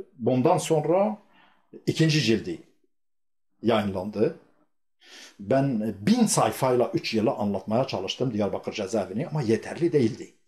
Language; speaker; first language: Turkish; non-native, local second language; Kurdish